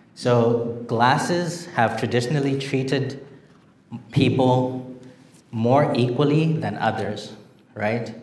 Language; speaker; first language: English; non-native, local second language; Shona